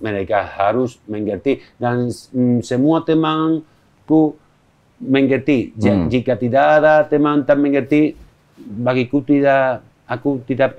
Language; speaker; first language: Indonesian; non-native, learner; Spanish